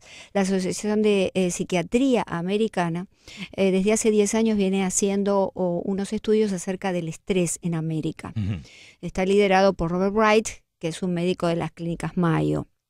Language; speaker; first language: Spanish; native; Spanish